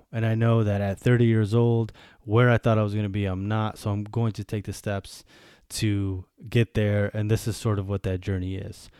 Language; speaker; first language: English; early bilingual, other home language; Bosnian